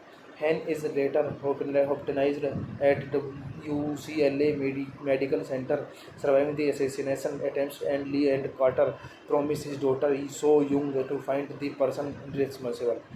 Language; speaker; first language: English; non-native, learner; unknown